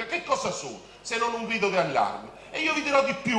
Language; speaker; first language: Italian; native; Italian